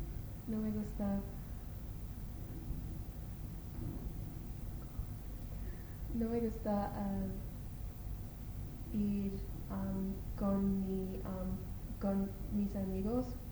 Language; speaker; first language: Spanish; non-native, learner; English